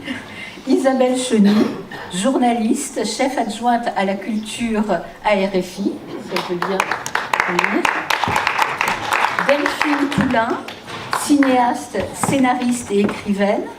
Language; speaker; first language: French; native; French